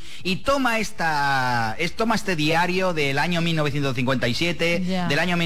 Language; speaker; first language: Spanish; native; Spanish